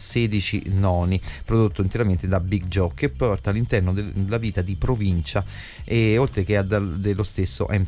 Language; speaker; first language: Italian; native; Italian